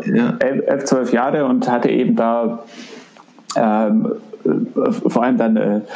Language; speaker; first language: German; native; German